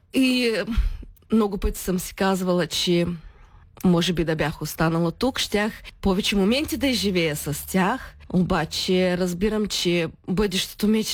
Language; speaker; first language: Bulgarian; early bilingual, heritage; Bulgarian